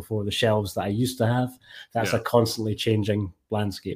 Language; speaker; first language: English; native; English